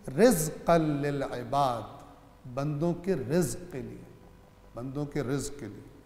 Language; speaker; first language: Urdu; non-native, local second language; Punjabi